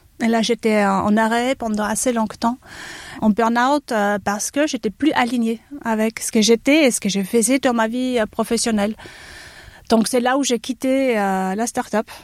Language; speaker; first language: French; non-native, fluent; German